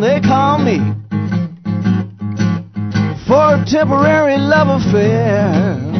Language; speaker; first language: English; native; English